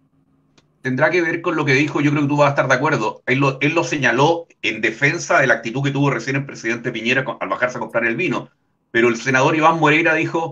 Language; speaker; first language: Spanish; native; Spanish